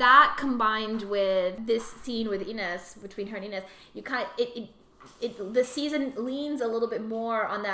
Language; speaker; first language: English; native; English